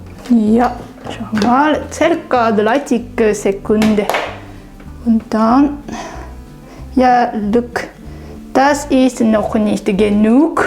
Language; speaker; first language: German; non-native, learner; Japanese